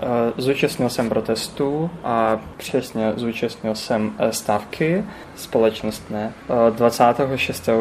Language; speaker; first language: Czech; non-native, learner; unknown